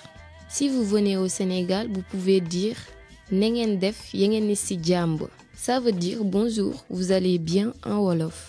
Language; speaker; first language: French; non-native, local second language; Wolof